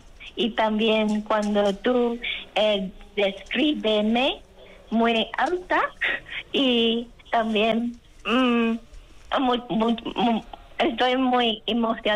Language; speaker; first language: Spanish; non-native, learner; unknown